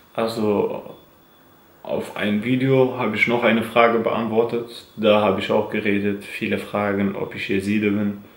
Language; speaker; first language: German; non-native, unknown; Central Kurdish